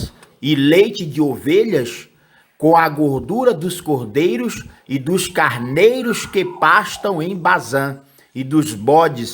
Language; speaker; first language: Portuguese; native; Portuguese